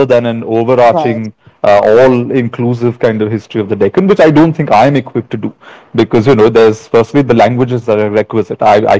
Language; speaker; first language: English; non-native, local second language; Malayalam